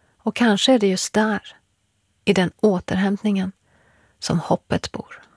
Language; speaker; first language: Swedish; early bilingual, other home language; Persian